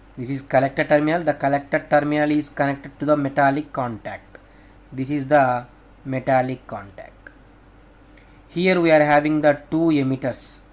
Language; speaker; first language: English; non-native, local second language; Telugu